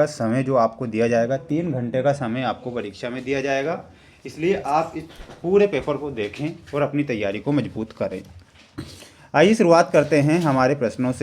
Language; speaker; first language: Hindi; native; Hindi